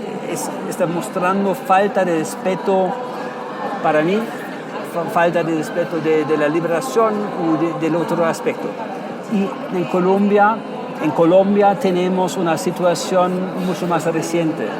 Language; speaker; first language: Spanish; non-native, fluent; German